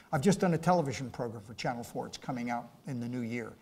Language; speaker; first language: English; native; English